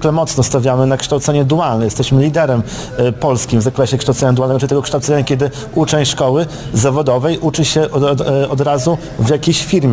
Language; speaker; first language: Polish; native; Polish